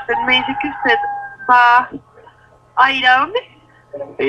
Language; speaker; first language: Spanish; native; Spanish